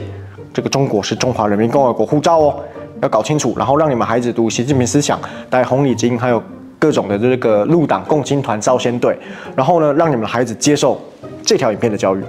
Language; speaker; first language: Chinese; native; Chinese